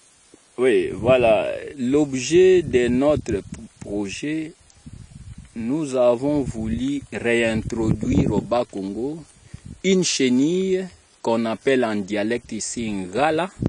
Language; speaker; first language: French; non-native, local second language; Kongo